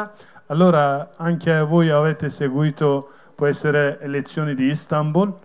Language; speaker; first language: Italian; non-native, learner; Kurdish